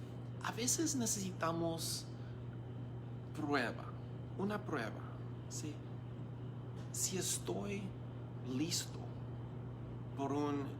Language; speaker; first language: Spanish; non-native, learner; English